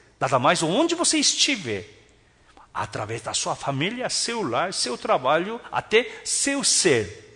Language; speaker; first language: Portuguese; non-native, fluent; Korean